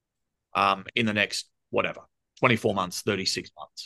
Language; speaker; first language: English; native; English